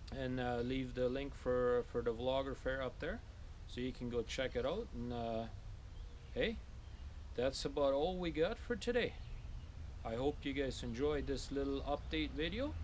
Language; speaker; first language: English; non-native, fluent; Low German